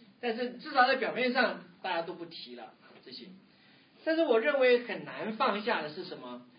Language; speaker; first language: Chinese; native; Chinese